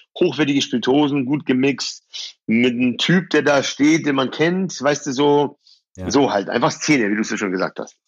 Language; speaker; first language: German; early bilingual, other home language; Persian